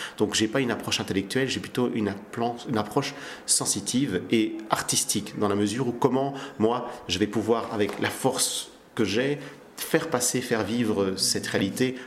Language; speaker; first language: French; early bilingual, other home language; Kabyle